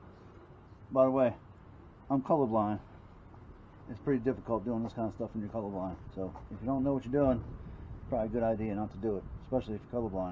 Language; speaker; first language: English; native; English